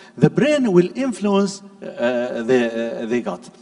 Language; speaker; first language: English; non-native, fluent; Arabic